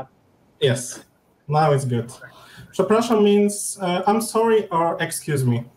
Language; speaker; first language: English; non-native, learner; Polish